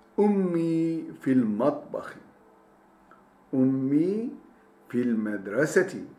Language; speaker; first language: Arabic; non-native, fluent; Turkish